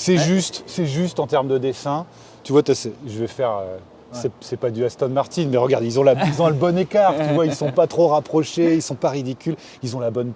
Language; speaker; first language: French; native; French